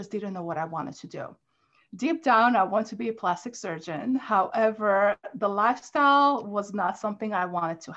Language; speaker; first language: English; non-native, fluent; Armenian